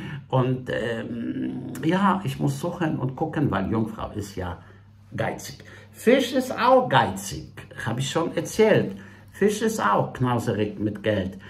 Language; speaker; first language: German; non-native, fluent; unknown